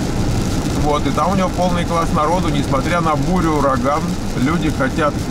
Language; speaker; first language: Russian; native; Russian